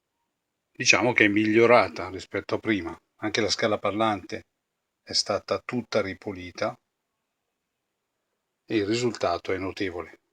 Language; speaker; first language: Italian; native; Italian